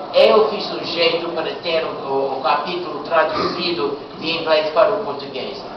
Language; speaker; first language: Portuguese; non-native, fluent; English